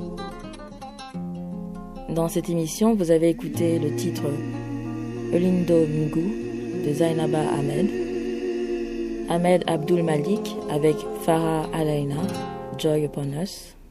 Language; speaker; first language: French; native; French